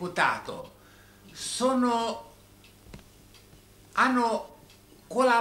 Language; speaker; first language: Italian; non-native, fluent; Romanian